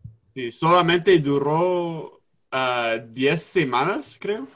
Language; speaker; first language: Spanish; non-native, learner; English